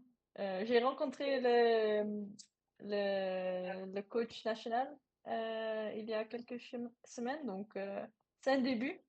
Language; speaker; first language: French; non-native, learner; Dutch